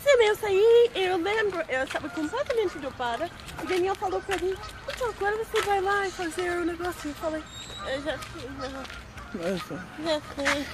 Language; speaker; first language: Portuguese; non-native, fluent; English